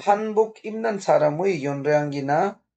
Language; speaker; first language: Korean; non-native, learner; Urdu